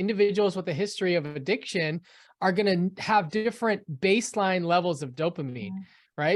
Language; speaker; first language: English; native; English